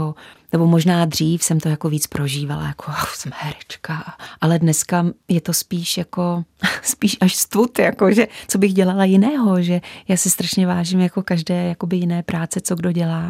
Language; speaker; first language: Czech; native; Czech